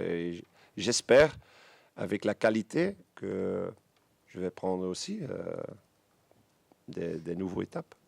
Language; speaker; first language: French; non-native, local second language; Dutch